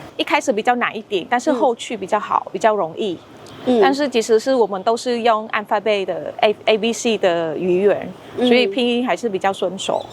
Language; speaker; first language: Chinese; non-native, fluent; Vietnamese